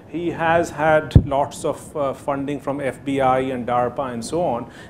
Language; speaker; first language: English; non-native, local second language; Hindi